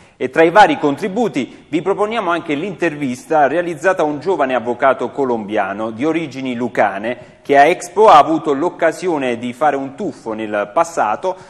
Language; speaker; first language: Italian; early bilingual, other home language; Spanish